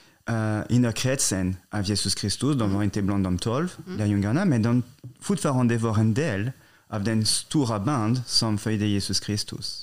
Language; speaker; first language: Swedish; non-native, fluent; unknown